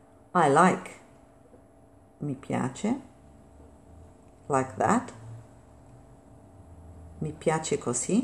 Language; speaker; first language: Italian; non-native, fluent; English